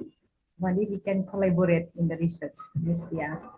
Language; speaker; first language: English; non-native, fluent; Indonesian